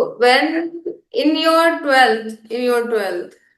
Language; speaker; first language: English; non-native, local second language; Hindi